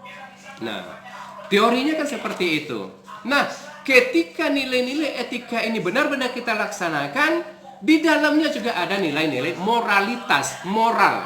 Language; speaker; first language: Indonesian; native; Indonesian